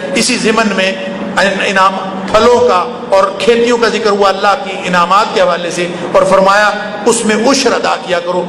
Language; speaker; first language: Urdu; non-native, local second language; Punjabi